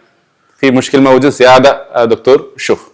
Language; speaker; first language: Arabic; non-native, learner; Malayalam